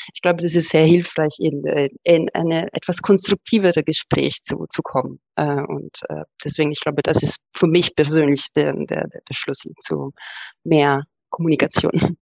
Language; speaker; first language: German; non-native, fluent; Italian